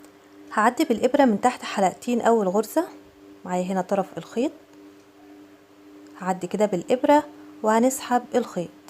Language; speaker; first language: Arabic; native; Arabic